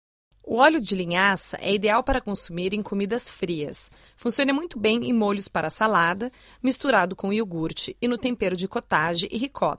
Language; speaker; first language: Portuguese; native; Portuguese